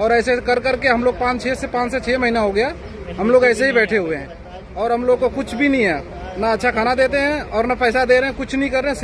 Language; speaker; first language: Hindi; native; Hindi